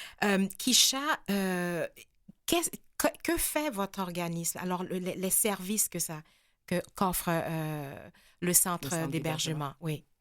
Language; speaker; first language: French; native; French